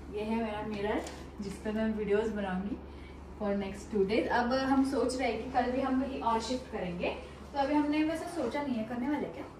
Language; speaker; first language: Hindi; non-native, local second language; Marathi